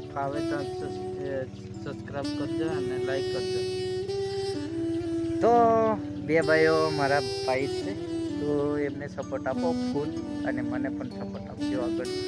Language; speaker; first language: Gujarati; non-native, local second language; Bhili